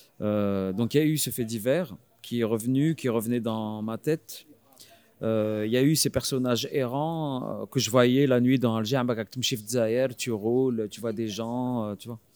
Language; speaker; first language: French; non-native, local second language; Arabic